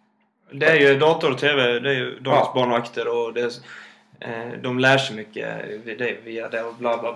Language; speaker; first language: Swedish; native; Swedish